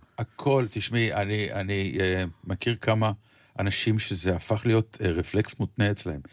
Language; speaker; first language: Hebrew; native; Hebrew